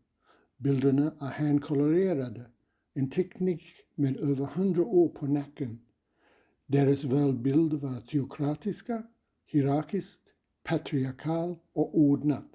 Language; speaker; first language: Swedish; non-native, fluent; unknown